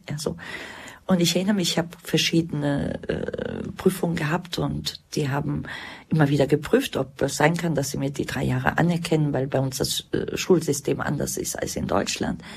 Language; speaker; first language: German; early bilingual, other home language; Croatian